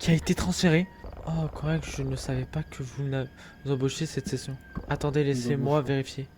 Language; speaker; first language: French; native; French